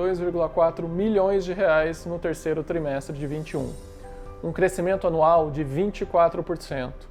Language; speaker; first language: Portuguese; native; Portuguese